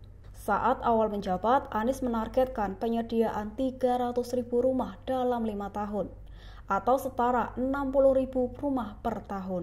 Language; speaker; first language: Indonesian; native; Indonesian